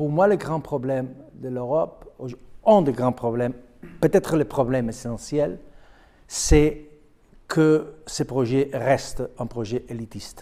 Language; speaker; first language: French; non-native, fluent; Spanish